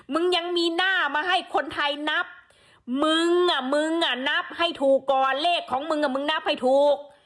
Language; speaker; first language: Thai; native; Thai